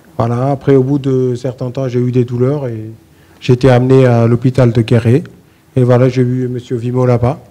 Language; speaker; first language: French; non-native, fluent; Armenian